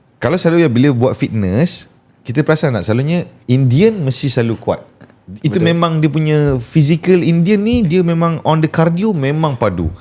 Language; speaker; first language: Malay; native; Malay